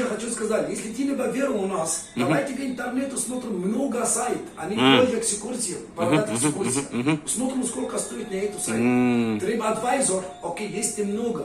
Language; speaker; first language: Russian; non-native, learner; Arabic